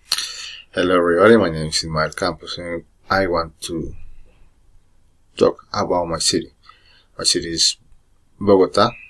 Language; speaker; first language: English; non-native, learner; Spanish